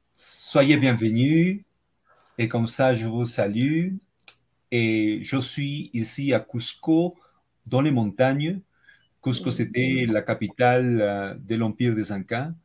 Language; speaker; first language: French; non-native, fluent; Spanish